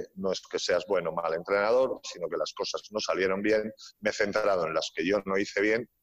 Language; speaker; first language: Spanish; native; Spanish